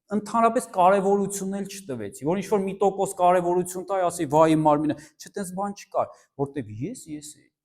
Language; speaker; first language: Armenian; early bilingual, heritage; Armenian